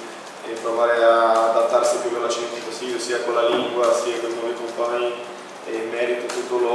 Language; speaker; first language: Italian; non-native, fluent; Portuguese